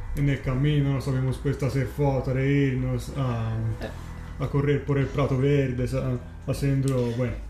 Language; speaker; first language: Spanish; non-native, learner; Italian